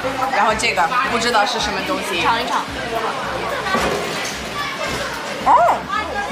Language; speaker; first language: Chinese; non-native, fluent; English